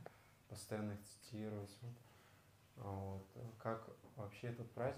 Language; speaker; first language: Russian; native; Russian